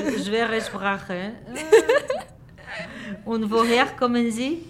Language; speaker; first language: German; non-native, learner; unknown